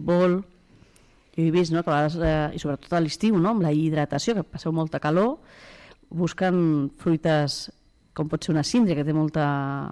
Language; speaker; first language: Catalan; native; Catalan